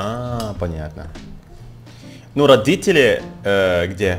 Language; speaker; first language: Russian; non-native, learner; Indonesian